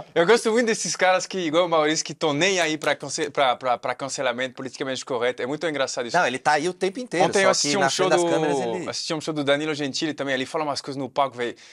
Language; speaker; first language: Portuguese; non-native, fluent; French